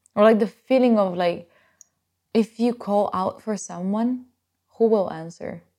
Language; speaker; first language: English; non-native, fluent; Italian